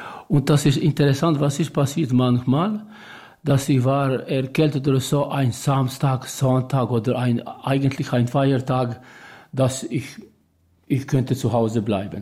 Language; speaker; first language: German; non-native, learner; Albanian